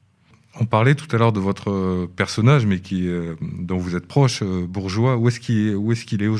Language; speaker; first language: French; native; French